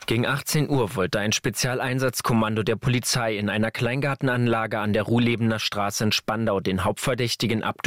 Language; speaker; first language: German; native; German